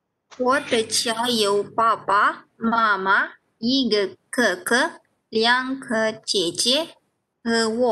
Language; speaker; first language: Chinese; non-native, learner; Malay